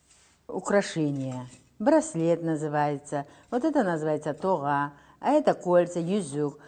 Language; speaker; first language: Russian; non-native, local second language; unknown